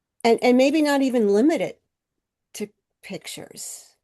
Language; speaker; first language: English; native; English